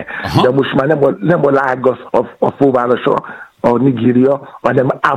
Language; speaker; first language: Hungarian; non-native, learner; Yoruba